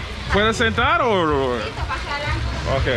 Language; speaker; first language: Spanish; non-native, learner; English